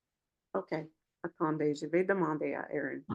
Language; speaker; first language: French; non-native, fluent; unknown